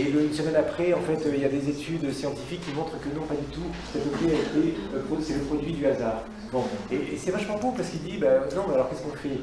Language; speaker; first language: French; native; French